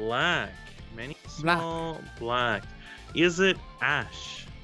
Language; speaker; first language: English; non-native, fluent; Japanese